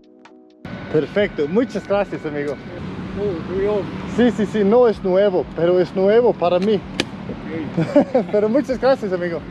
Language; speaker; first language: Spanish; non-native, learner; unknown